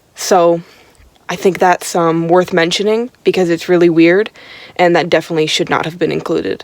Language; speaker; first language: English; native; English